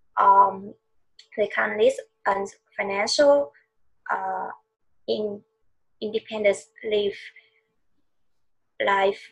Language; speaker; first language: English; non-native, learner; Vietnamese